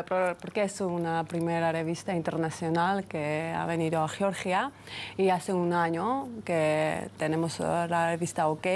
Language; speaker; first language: Spanish; non-native, fluent; Georgian